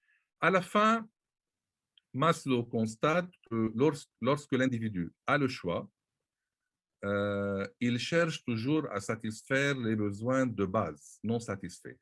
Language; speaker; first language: French; non-native, local second language; Arabic